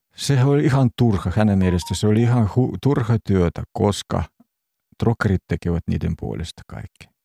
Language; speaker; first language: Finnish; non-native, fluent; Russian